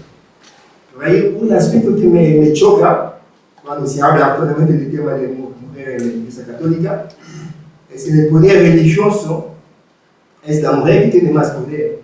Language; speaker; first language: Spanish; non-native, fluent; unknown